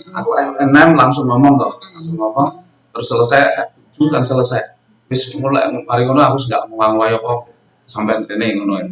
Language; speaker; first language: Indonesian; non-native, local second language; Javanese